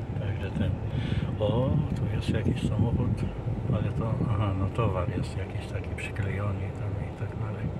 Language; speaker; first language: Polish; non-native, fluent; Arabic